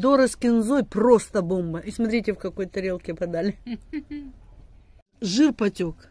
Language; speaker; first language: Russian; native; Russian